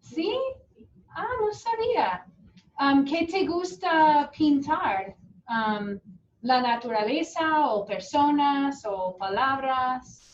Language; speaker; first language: Spanish; non-native, fluent; English